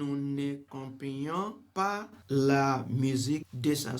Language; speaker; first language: French; non-native, learner; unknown